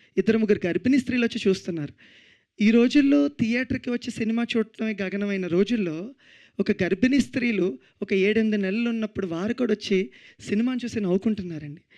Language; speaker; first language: Telugu; native; Telugu